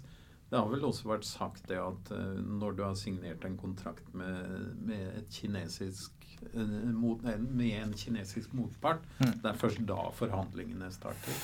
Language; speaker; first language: Norwegian; native; Norwegian